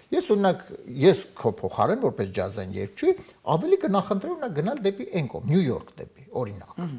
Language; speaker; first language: Armenian; native; Armenian